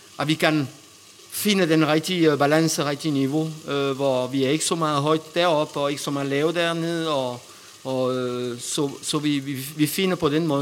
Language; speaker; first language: Danish; non-native, fluent; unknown